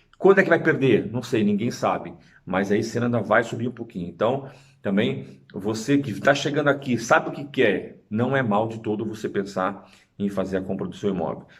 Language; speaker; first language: Portuguese; native; Portuguese